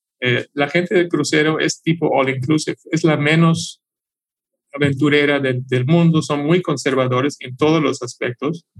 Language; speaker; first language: Spanish; non-native, fluent; English